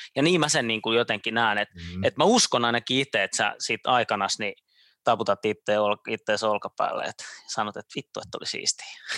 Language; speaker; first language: Finnish; native; Finnish